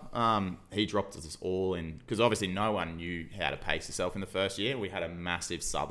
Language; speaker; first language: English; native; English